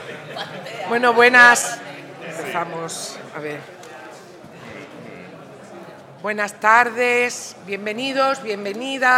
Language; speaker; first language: Spanish; native; Spanish